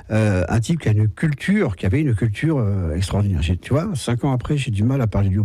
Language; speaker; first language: French; native; French